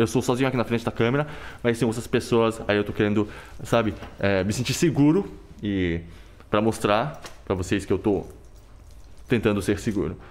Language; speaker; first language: Portuguese; non-native, fluent; Korean